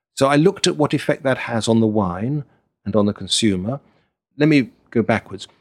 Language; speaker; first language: English; native; English